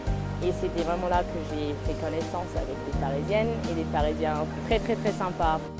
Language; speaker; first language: French; non-native, fluent; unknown